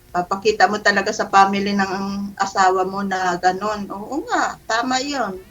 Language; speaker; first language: Filipino; non-native, local second language; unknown